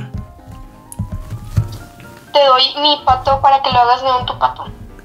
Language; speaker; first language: Spanish; native; Spanish